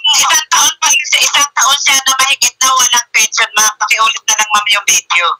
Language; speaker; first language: Filipino; native; Filipino